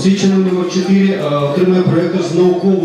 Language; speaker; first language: Ukrainian; native; Ukrainian